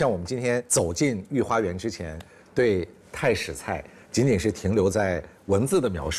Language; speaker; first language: Chinese; native; Chinese